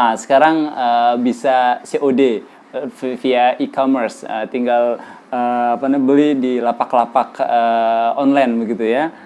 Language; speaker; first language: Indonesian; native; Indonesian